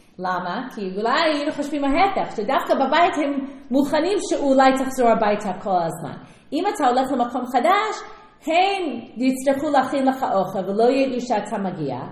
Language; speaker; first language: Hebrew; non-native, fluent; English